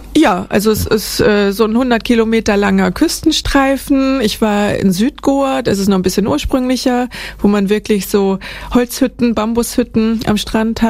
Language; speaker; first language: German; native; German